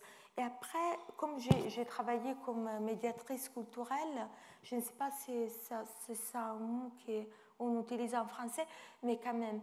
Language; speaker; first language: French; non-native, fluent; Italian